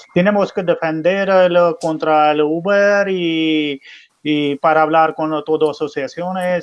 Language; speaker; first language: Spanish; non-native, learner; Urdu